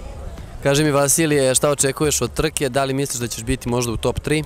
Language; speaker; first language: Serbian; native; Serbian